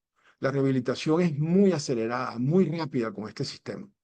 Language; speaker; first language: Spanish; native; Spanish